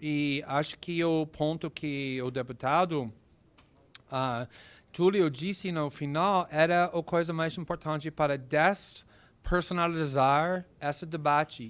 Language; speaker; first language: Portuguese; non-native, fluent; English